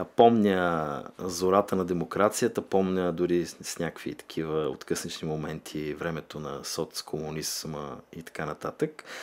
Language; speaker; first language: Bulgarian; native; Bulgarian